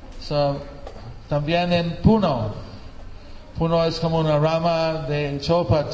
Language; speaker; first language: Spanish; non-native, fluent; English